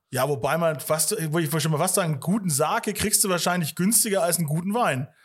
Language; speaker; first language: German; native; German